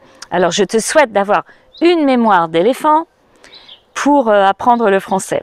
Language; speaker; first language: French; native; French